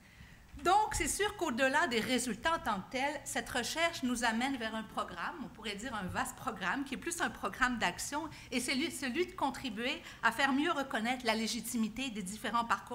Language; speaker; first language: French; native; French